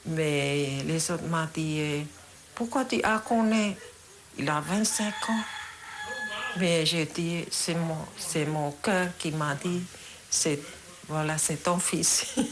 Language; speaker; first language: French; non-native, local second language; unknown